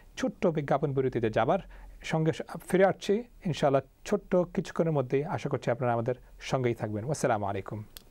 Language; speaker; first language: Bangla; early bilingual, heritage; Bangla